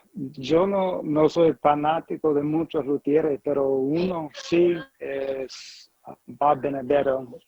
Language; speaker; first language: Spanish; non-native, fluent; English